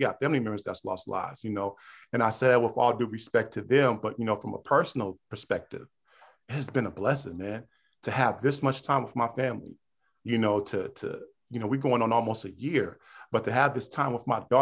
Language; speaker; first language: English; native; English